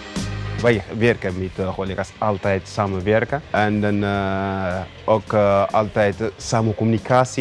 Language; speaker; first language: Dutch; non-native, learner; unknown